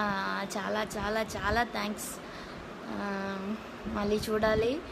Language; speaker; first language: Telugu; non-native, learner; Malayalam